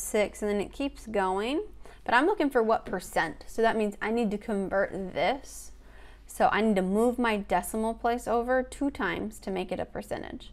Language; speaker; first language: English; native; English